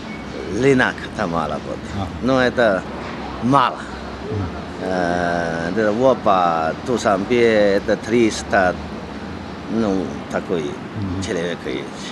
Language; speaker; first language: Russian; non-native, learner; Chinese